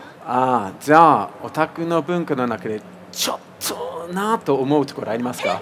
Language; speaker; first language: Japanese; non-native, fluent; English